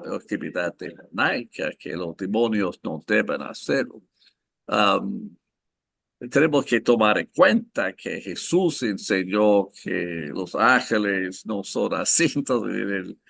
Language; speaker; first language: Spanish; non-native, fluent; English